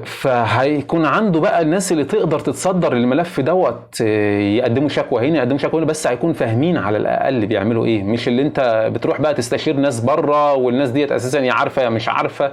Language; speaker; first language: Arabic; native; Arabic